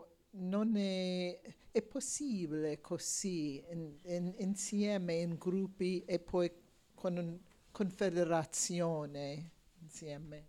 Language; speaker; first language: Italian; non-native, learner; English